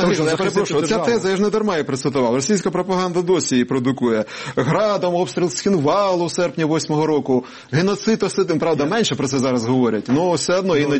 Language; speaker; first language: Ukrainian; native; Ukrainian